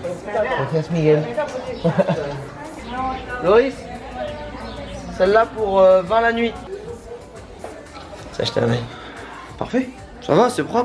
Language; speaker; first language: French; native; French